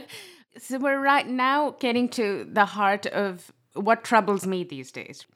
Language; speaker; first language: English; non-native, local second language; Urdu